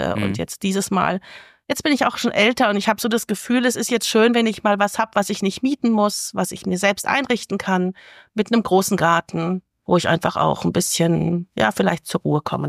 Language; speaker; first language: German; native; German